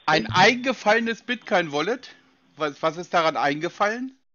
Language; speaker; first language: German; native; German